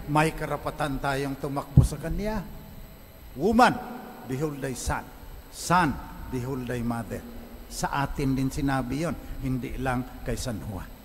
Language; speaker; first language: Filipino; non-native, local second language; Iloko